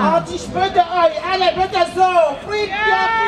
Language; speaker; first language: German; non-native, learner; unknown